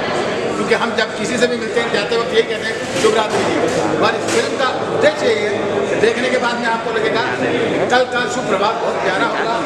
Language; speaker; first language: Hindi; native; Hindi